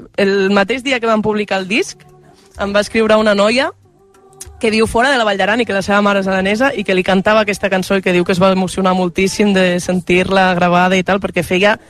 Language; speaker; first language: Catalan; non-native, local second language; Occitan